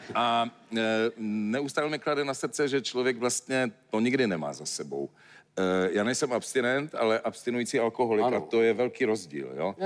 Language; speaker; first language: Czech; native; Czech